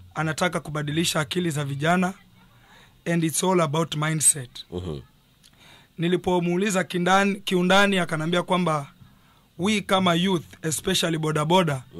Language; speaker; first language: Swahili; native; Swahili